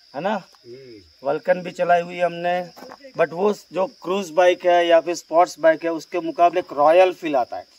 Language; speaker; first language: Hindi; non-native, local second language; Gujarati